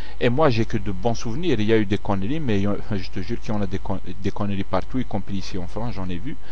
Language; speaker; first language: French; non-native, local second language; Kabyle